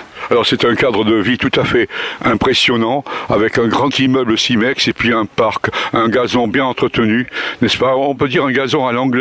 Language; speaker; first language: French; native; French